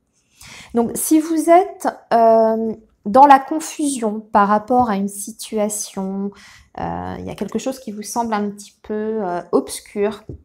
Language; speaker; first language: French; native; French